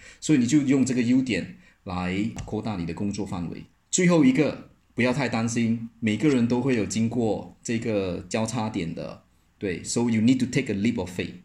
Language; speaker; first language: Chinese; native; Chinese